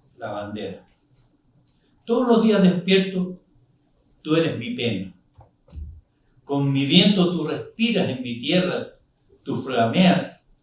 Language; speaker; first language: Spanish; non-native, local second language; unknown